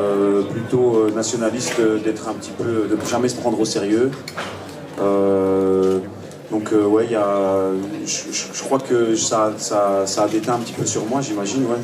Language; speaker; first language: French; native; French